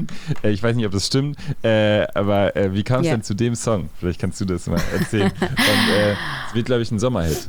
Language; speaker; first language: German; native; German